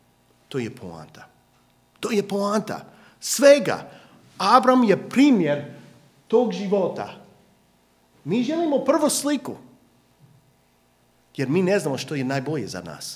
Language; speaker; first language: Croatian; non-native, fluent; English